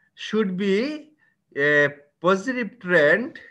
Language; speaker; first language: English; non-native, local second language; Bangla